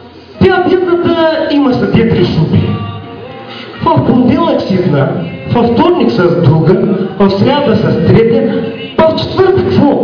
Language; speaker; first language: Bulgarian; early bilingual, heritage; Bulgarian